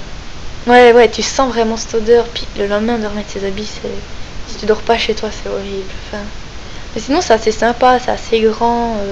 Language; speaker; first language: French; native; French